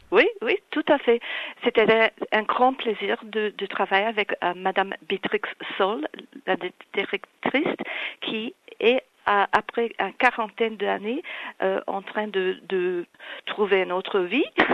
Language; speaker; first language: French; non-native, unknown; English